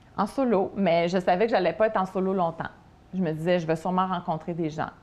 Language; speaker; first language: French; native; French